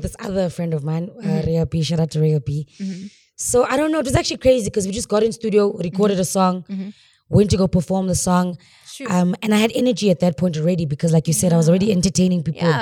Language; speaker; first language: English; non-native, local second language; Xhosa